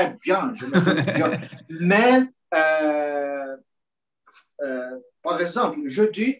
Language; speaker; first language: French; non-native, learner; Portuguese